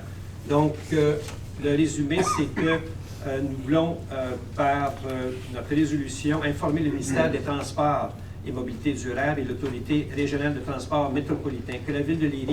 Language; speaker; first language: French; native; French